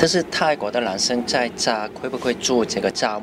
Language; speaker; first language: Chinese; non-native, local second language; Cantonese